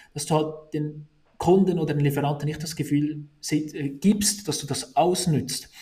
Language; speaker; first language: German; native; German